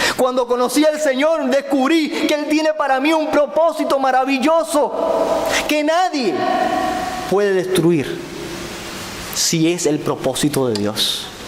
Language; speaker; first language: Spanish; native; Spanish